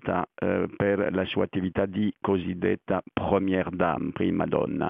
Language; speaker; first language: Italian; non-native, fluent; French